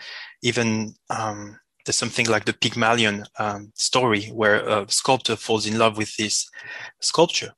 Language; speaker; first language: English; non-native, fluent; French